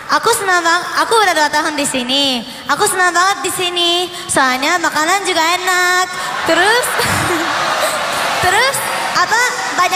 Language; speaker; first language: Indonesian; non-native, learner; Japanese